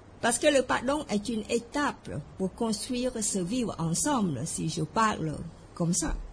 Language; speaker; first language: French; non-native, fluent; Khmer